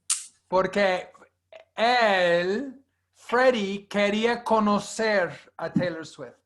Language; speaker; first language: Spanish; non-native, fluent; English